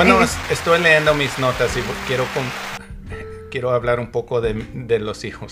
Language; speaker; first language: Spanish; non-native, learner; English